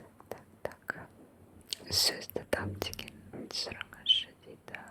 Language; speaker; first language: Kazakh; non-native, local second language; Russian